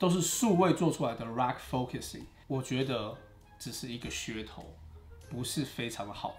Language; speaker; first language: Chinese; native; Chinese